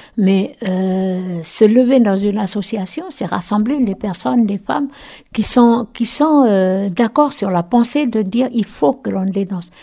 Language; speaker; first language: French; native; French